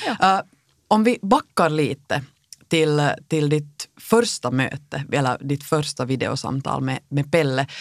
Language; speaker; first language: Swedish; native; Swedish